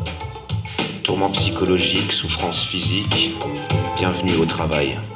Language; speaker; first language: French; native; French